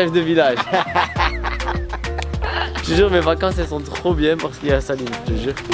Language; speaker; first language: French; native; French